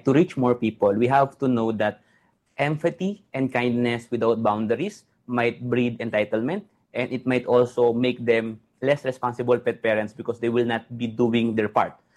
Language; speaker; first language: English; non-native, local second language; Filipino